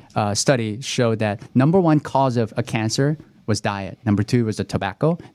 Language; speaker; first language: English; early bilingual, other home language; Korean